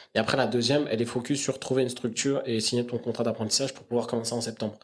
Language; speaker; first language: French; native; French